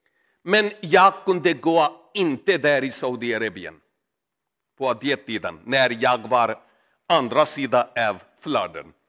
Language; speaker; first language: Swedish; non-native, learner; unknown